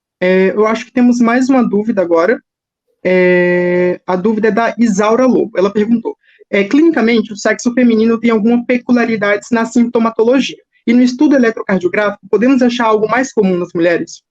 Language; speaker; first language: Portuguese; native; Portuguese